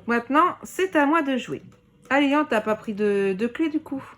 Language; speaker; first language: French; native; French